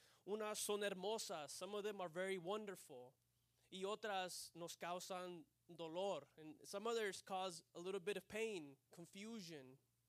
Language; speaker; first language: English; early bilingual, other home language; Spanish